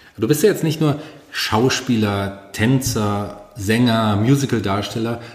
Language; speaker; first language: German; native; German